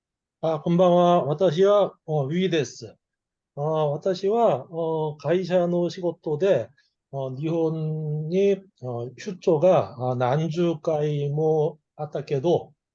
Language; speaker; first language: Japanese; non-native, learner; Korean